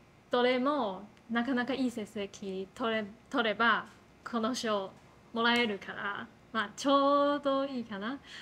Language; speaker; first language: Japanese; non-native, fluent; Chinese